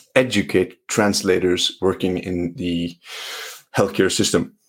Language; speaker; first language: English; non-native, fluent; Norwegian